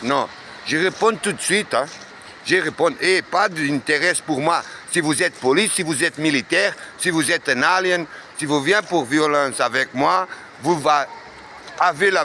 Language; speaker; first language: French; non-native, learner; Portuguese